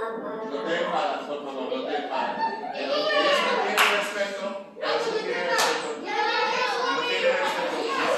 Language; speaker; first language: Spanish; non-native, learner; English